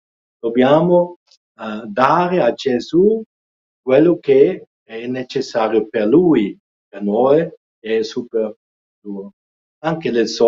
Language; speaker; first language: Italian; non-native, fluent; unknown